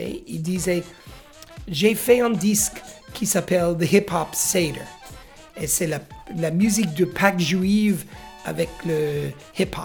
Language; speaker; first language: French; non-native, fluent; English